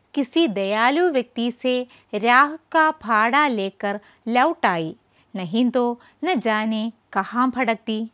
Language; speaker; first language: Hindi; non-native, local second language; Malayalam